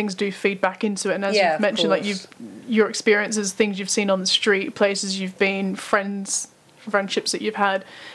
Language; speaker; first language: English; native; English